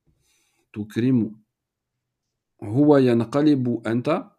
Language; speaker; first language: Arabic; non-native, fluent; French